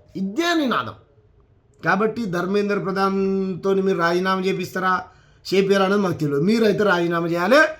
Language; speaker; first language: Telugu; native; Telugu